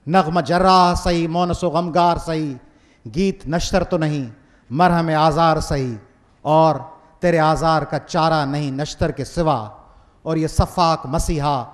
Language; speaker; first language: Urdu; non-native, local second language; Sindhi